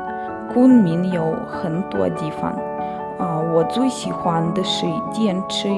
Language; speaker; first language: Chinese; non-native, fluent; Russian